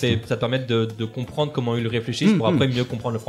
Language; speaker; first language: French; native; French